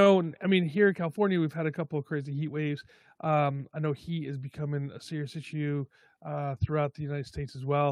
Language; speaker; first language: English; native; English